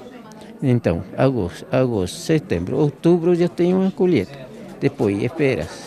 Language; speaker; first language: Portuguese; non-native, local second language; Guarani